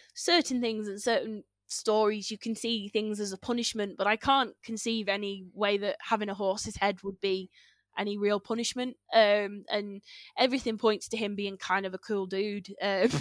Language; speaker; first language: English; native; English